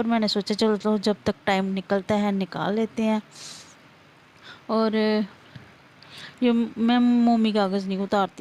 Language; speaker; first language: Hindi; non-native, local second language; Punjabi